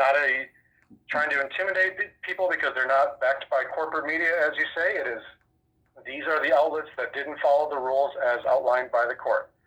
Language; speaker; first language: English; native; English